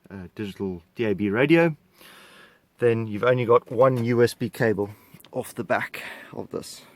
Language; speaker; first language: English; native; English